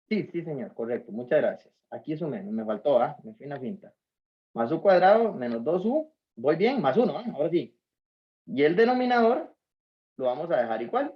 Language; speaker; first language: Spanish; native; Spanish